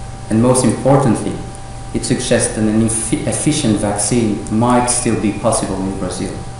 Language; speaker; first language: English; non-native, fluent; French